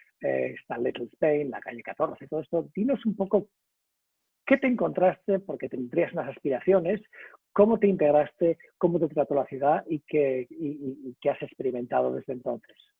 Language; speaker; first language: Spanish; native; Spanish